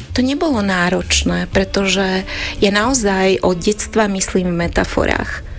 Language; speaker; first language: Slovak; non-native, local second language; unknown